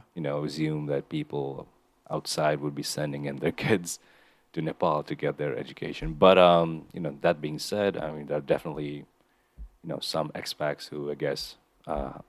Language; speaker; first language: English; non-native, local second language; Nepali